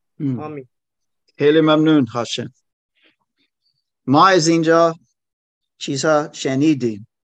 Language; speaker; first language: Persian; non-native, learner; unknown